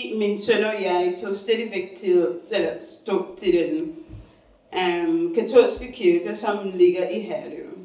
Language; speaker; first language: Danish; non-native, fluent; English